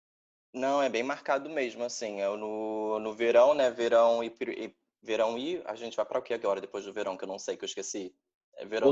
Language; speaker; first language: Portuguese; native; Portuguese